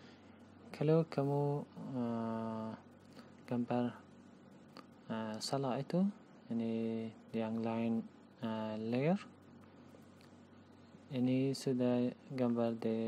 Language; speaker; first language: Indonesian; non-native, learner; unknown